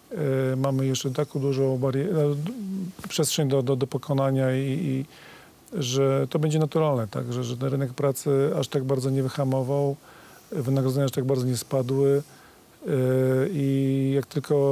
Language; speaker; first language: Polish; native; Polish